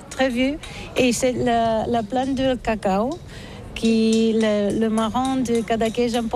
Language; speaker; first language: French; non-native, learner; Catalan